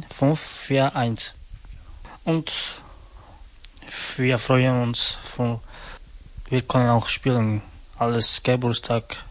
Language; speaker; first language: German; non-native, learner; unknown